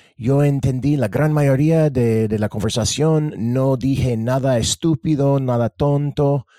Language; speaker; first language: Spanish; non-native, fluent; English